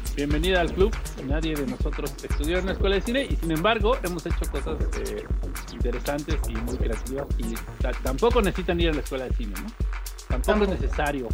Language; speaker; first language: Spanish; native; Spanish